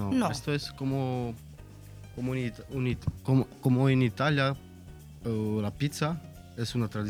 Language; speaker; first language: Spanish; non-native, learner; Italian